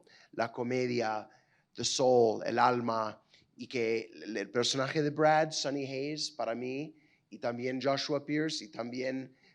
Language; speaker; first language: Spanish; non-native, fluent; English